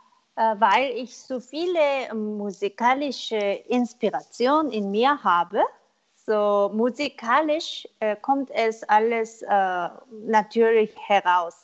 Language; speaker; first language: German; non-native, learner; Korean